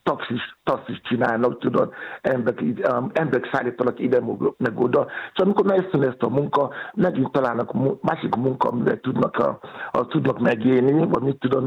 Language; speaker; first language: Hungarian; non-native, fluent; Yoruba